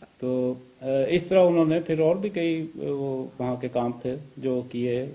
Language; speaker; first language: Urdu; native; Urdu